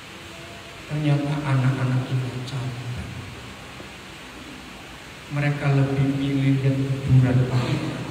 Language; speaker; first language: Indonesian; native; Indonesian